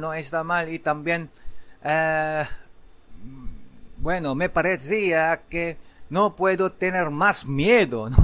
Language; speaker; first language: Spanish; non-native, learner; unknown